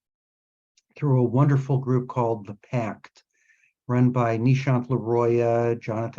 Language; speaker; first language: English; native; English